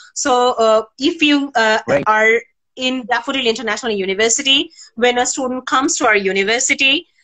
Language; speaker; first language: English; non-native, local second language; Bangla